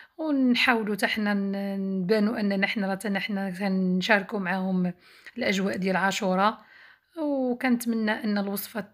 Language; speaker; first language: Arabic; native; Arabic